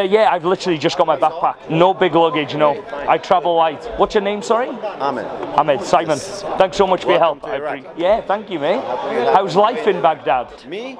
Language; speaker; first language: English; native; English